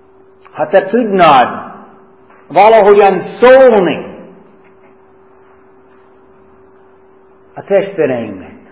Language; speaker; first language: Hungarian; non-native, fluent; English